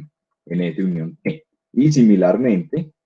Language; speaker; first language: Spanish; native; Spanish